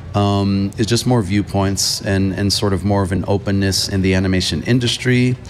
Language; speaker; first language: English; native; English